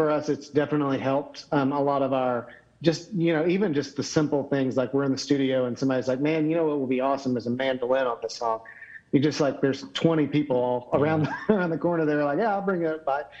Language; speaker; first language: English; native; English